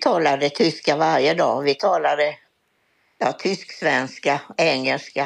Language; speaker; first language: Swedish; native; Swedish